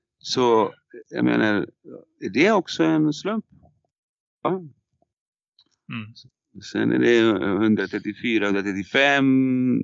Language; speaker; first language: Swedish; non-native, fluent; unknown